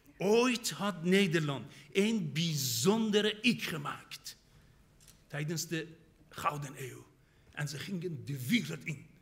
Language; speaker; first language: Dutch; non-native, fluent; Persian